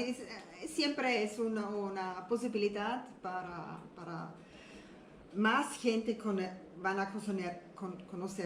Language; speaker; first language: Spanish; non-native, learner; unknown